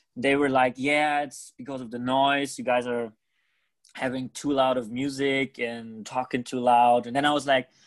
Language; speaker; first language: English; non-native, fluent; German